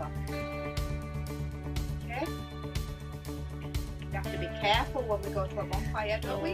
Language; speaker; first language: English; native; English